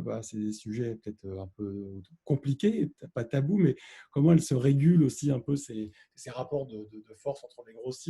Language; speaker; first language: French; native; French